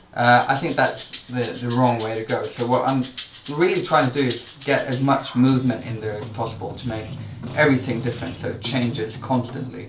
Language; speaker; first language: English; non-native, fluent; Swedish